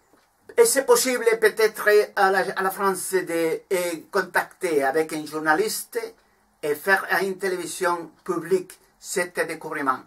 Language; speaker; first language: French; non-native, learner; Spanish